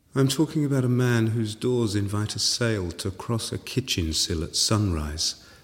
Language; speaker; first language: English; native; English